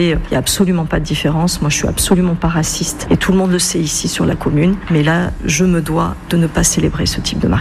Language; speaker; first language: French; native; French